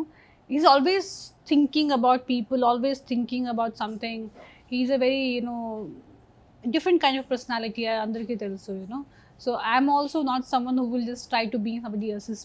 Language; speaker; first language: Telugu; non-native, fluent; Hindi